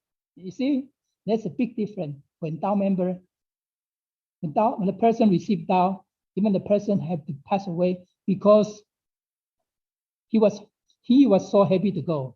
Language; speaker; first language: English; non-native, fluent; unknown